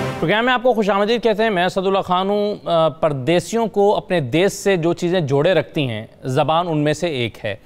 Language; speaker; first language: Urdu; native; Urdu